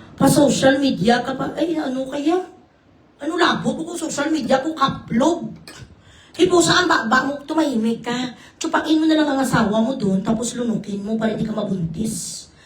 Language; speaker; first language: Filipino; non-native, local second language; Hiligaynon